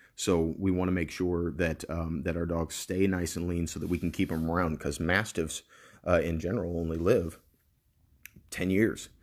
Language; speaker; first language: English; native; English